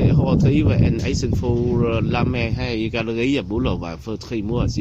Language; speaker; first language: Swedish; non-native, learner; Vietnamese